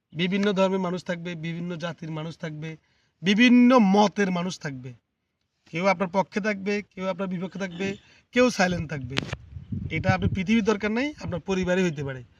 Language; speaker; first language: Bangla; native; Bangla